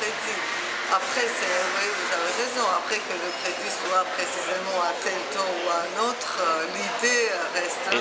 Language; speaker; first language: French; non-native, fluent; Georgian